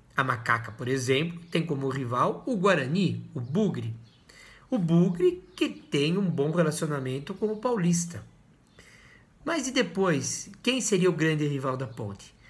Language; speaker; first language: Portuguese; native; Portuguese